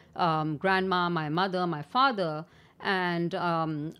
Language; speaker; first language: English; non-native, local second language; Urdu